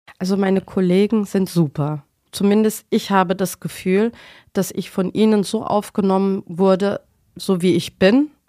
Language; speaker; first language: German; early bilingual, other home language; Turkish